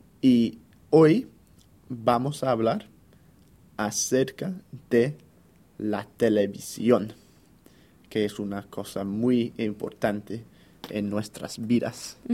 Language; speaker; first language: Spanish; non-native, fluent; English